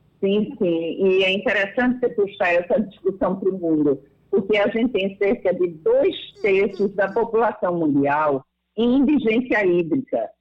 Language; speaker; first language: Portuguese; early bilingual, other home language; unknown